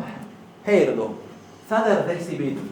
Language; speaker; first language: Icelandic; non-native, learner; Spanish